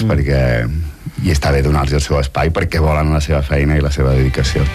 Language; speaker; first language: Catalan; native; Catalan